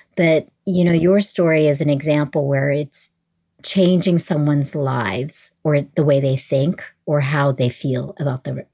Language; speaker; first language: English; early bilingual, other home language; Vietnamese